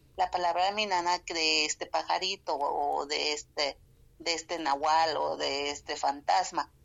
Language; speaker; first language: Spanish; non-native, local second language; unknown